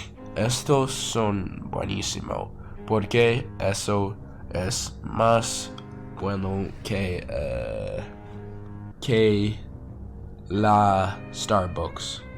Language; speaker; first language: Spanish; non-native, learner; English